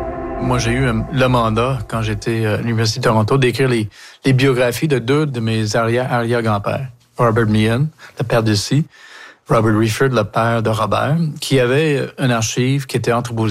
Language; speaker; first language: French; non-native, local second language; English